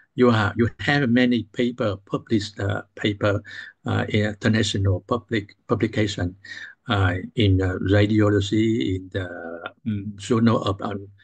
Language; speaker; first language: English; non-native, learner; Vietnamese